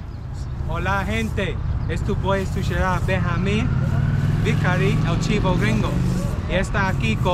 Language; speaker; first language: Spanish; non-native, learner; English